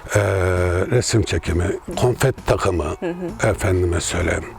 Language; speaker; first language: Turkish; native; Turkish